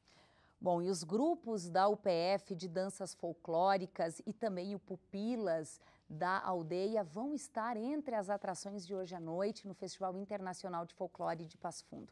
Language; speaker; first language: Portuguese; native; Portuguese